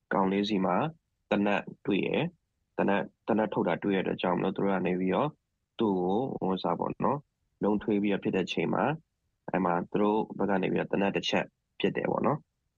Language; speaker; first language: Burmese; non-native, local second language; S'gaw Karen